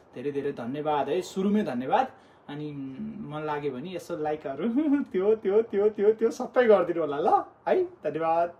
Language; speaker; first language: Nepali; native; Nepali